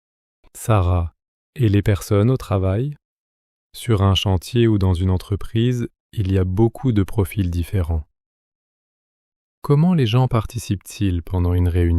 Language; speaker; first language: French; native; French